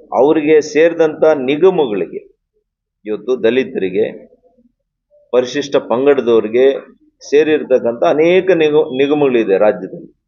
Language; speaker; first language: Kannada; native; Kannada